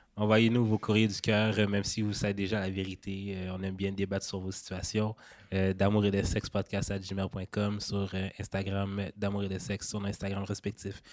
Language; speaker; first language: French; native; French